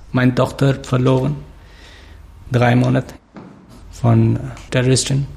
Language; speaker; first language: German; non-native, learner; Pashto